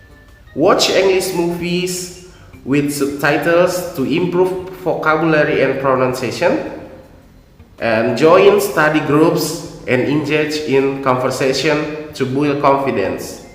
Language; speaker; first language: English; non-native, fluent; Indonesian